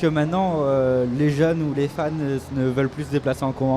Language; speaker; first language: French; native; French